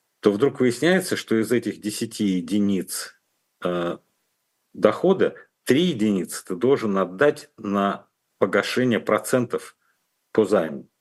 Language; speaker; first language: Russian; native; Russian